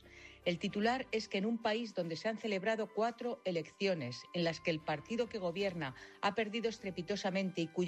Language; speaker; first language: Spanish; native; Spanish